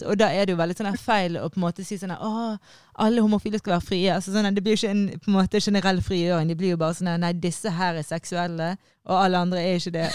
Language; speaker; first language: Norwegian; early bilingual, other home language; Somali